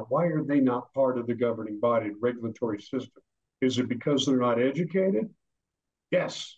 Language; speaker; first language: English; native; English